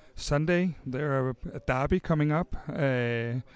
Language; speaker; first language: English; non-native, fluent; Danish